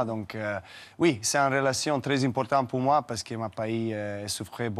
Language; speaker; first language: French; non-native, learner; Serbian